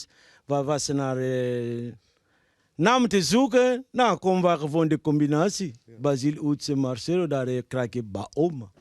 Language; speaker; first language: Dutch; non-native, fluent; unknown